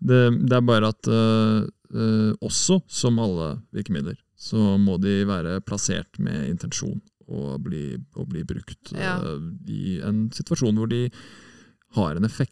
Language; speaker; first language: Norwegian; native; Norwegian